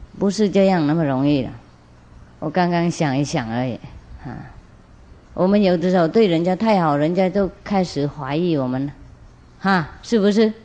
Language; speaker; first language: Chinese; non-native, fluent; Vietnamese